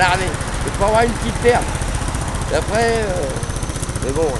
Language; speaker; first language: French; native; French